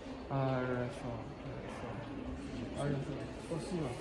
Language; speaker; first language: Russian; non-native, learner; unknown